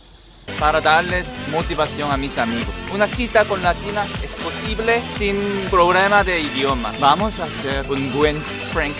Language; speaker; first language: Spanish; non-native, learner; Korean